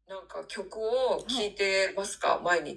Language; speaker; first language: Japanese; native; Japanese